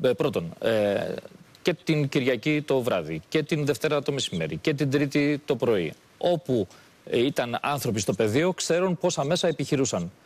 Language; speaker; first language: Greek; native; Greek